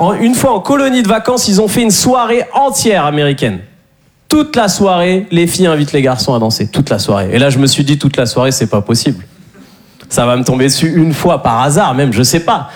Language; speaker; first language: French; native; French